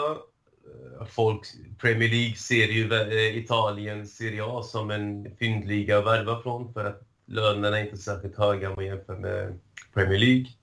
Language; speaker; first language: Swedish; early bilingual, other home language; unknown